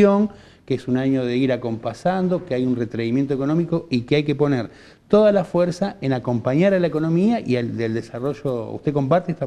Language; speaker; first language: Spanish; native; Spanish